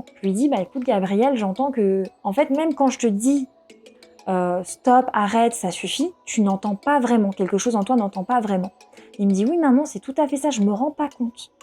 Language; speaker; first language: French; native; French